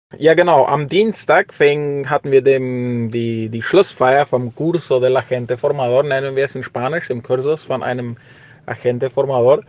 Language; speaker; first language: German; early bilingual, heritage; German